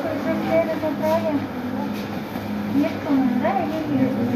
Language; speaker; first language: Russian; non-native, fluent; Tajik